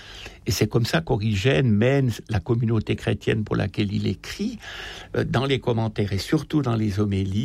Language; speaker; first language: French; native; French